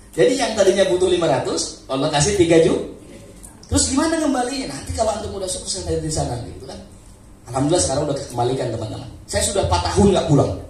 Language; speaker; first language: Indonesian; non-native, local second language; Sundanese